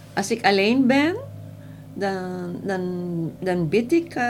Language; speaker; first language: Dutch; non-native, fluent; Filipino